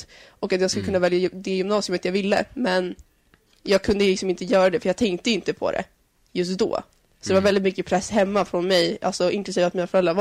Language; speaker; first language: Swedish; native; Swedish